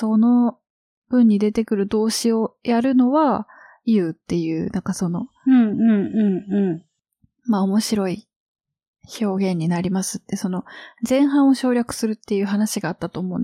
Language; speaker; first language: Japanese; native; Japanese